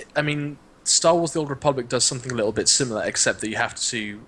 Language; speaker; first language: English; native; English